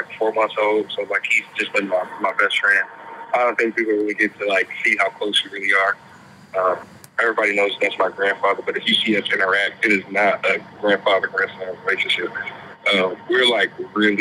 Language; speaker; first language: English; native; English